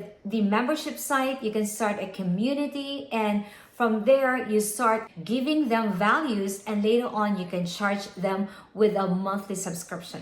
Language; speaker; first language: English; non-native, local second language; Filipino